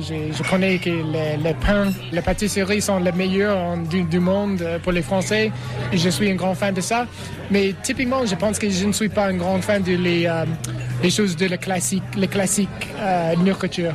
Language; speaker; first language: French; non-native, learner; English